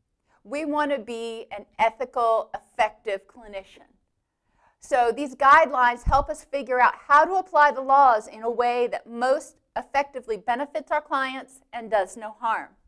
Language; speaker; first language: English; native; English